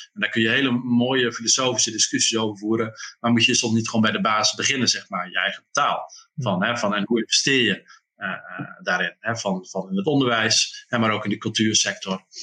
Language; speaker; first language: Dutch; native; Dutch